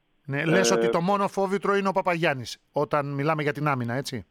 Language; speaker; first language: Greek; native; Greek